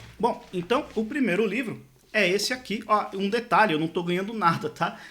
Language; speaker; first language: Portuguese; native; Portuguese